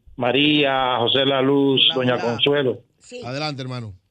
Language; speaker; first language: Spanish; native; Spanish